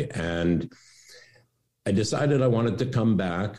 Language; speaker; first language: English; native; English